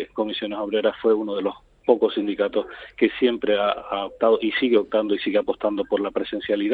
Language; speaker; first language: Spanish; native; Spanish